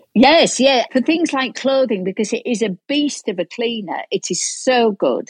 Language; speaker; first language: English; native; English